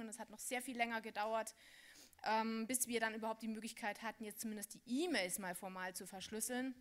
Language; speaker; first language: German; native; German